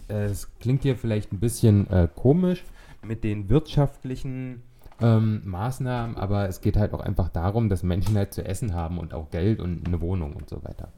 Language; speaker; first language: German; native; German